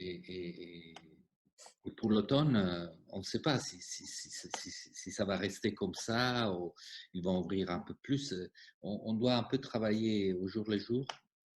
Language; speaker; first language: French; non-native, fluent; Italian